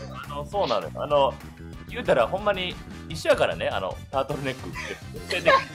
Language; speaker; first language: Japanese; native; Japanese